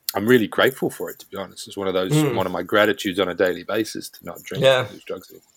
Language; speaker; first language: English; native; English